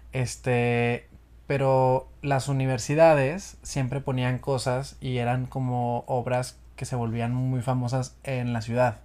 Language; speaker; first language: Spanish; native; Spanish